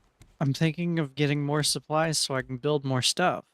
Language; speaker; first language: English; native; English